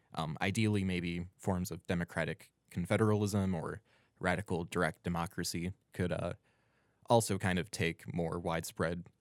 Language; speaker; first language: English; native; English